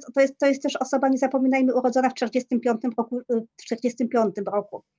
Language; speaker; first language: Polish; native; Polish